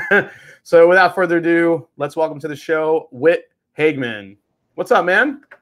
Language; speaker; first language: English; native; English